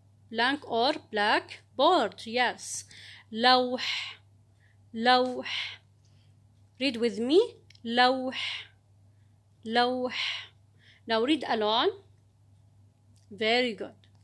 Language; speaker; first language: English; non-native, learner; Arabic